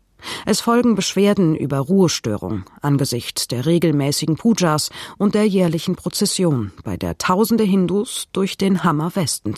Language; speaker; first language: German; native; German